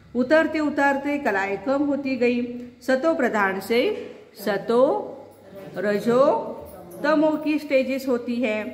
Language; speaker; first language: Hindi; non-native, local second language; Marathi